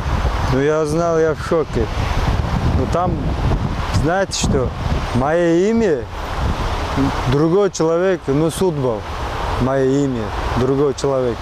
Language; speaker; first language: Russian; non-native, learner; Uzbek